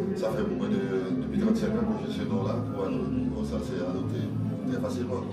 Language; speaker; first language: French; native; French